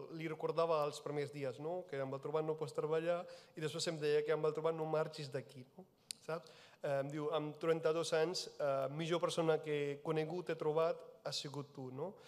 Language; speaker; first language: Catalan; non-native, fluent; Punjabi